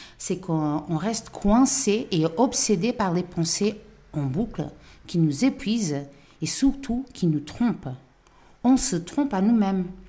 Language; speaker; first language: French; non-native, fluent; Portuguese